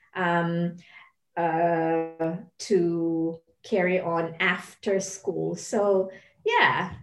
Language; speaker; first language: English; non-native, local second language; Filipino